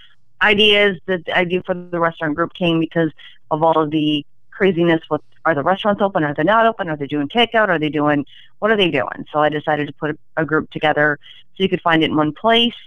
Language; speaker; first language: English; native; English